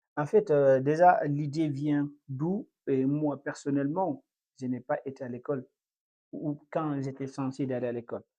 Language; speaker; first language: French; non-native, local second language; Fula